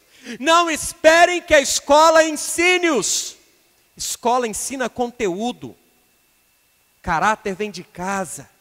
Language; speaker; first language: Portuguese; native; Portuguese